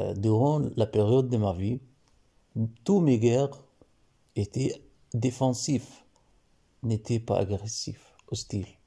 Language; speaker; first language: French; non-native, learner; Arabic